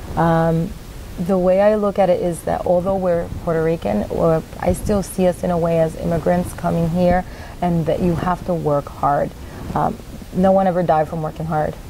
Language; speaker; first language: English; native; English